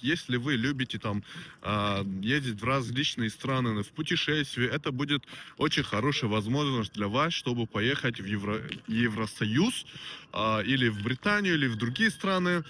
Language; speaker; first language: Russian; non-native, local second language; Tajik